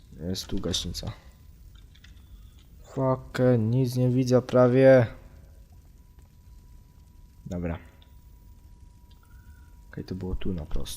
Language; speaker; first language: Polish; native; Polish